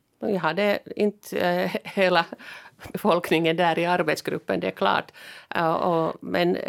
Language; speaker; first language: Swedish; non-native, local second language; Finnish